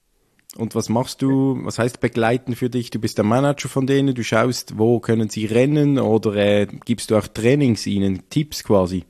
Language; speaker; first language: German; native; German